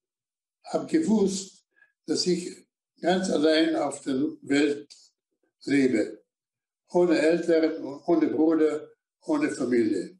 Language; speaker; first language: German; non-native, fluent; Slovak